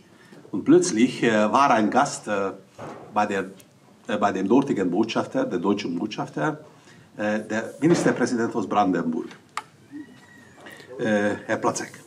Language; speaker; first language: German; non-native, fluent; Hungarian